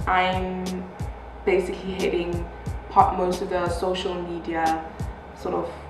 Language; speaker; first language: English; non-native, local second language; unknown